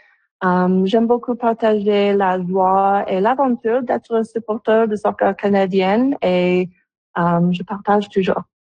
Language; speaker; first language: French; non-native, local second language; English